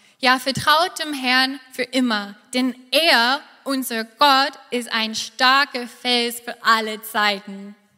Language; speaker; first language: German; non-native, fluent; English